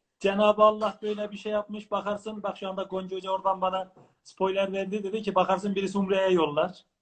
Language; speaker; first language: Turkish; native; Turkish